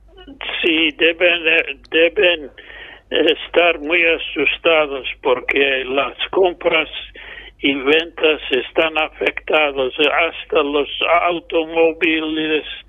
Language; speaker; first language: Spanish; non-native, fluent; English